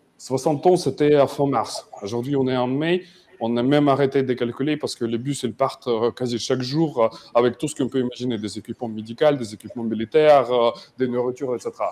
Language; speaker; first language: French; non-native, fluent; Russian